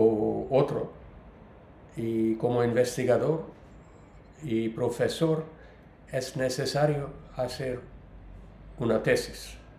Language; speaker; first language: Spanish; non-native, learner; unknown